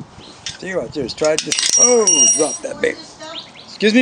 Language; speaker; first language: English; native; English